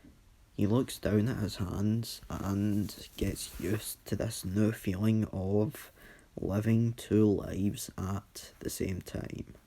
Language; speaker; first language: English; native; English